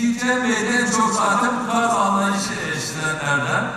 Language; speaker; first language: Turkish; native; Turkish